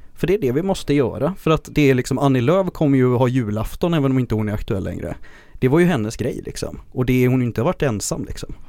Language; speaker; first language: Swedish; native; Swedish